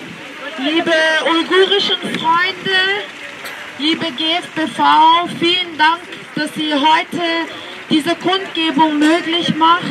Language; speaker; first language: German; early bilingual, other home language; Tibetan